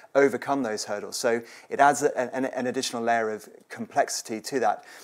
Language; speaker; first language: English; native; English